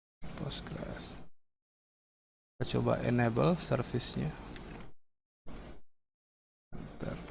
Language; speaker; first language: Indonesian; native; Indonesian